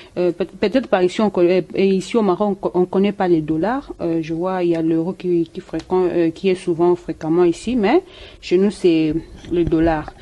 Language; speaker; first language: French; non-native, local second language; Lingala